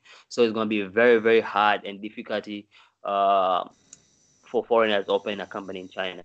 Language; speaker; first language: English; non-native, local second language; Swahili